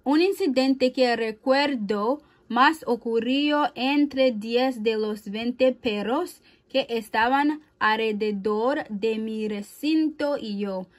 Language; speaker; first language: Spanish; non-native, learner; English